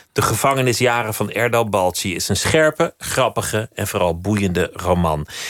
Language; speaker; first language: Dutch; native; Dutch